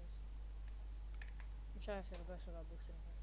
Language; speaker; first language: Russian; native; Russian